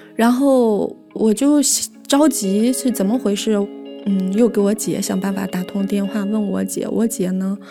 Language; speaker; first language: Chinese; native; Chinese